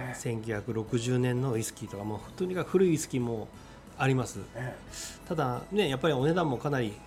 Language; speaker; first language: Japanese; native; Japanese